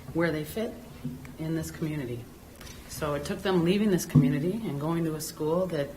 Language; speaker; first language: English; native; English